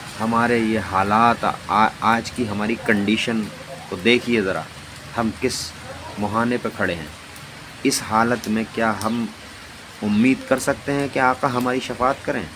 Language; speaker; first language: Urdu; native; Urdu